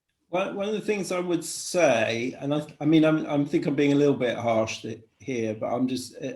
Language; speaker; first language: English; native; English